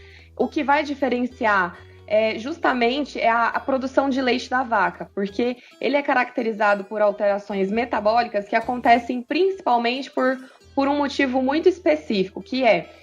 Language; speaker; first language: Portuguese; native; Portuguese